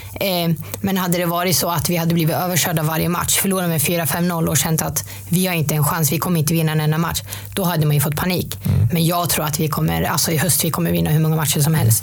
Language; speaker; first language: Swedish; native; Swedish